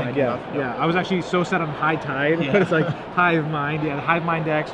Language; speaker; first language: English; native; English